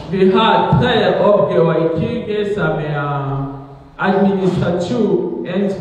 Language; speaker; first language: Danish; non-native, fluent; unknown